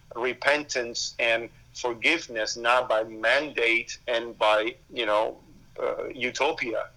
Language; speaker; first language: English; early bilingual, other home language; Spanish